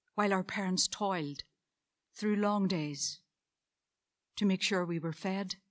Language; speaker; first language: English; native; English